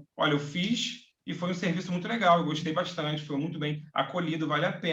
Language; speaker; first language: Portuguese; native; Portuguese